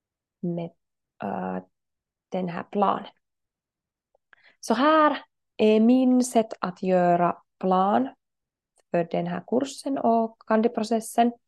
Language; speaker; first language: Swedish; non-native, learner; Finnish